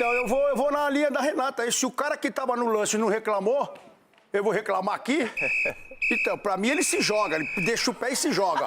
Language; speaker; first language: Portuguese; native; Portuguese